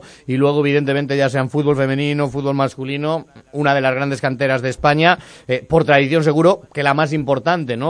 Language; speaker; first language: Spanish; native; Spanish